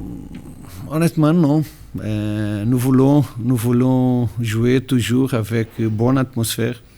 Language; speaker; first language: French; non-native, learner; Portuguese